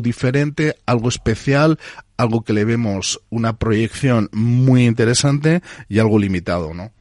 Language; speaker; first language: Spanish; native; Spanish